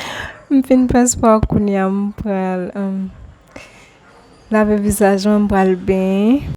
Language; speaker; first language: French; non-native, learner; Haitian Creole